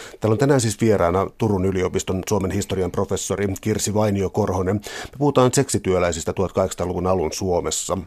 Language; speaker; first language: Finnish; native; Finnish